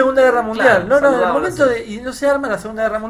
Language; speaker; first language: Spanish; native; Spanish